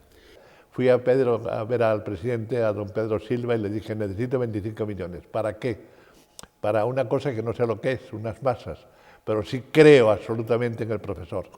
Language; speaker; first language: Spanish; native; Spanish